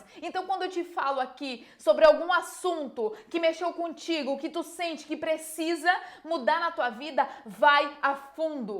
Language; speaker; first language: Portuguese; native; Portuguese